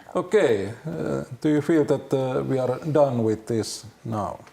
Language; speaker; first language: English; non-native, learner; Finnish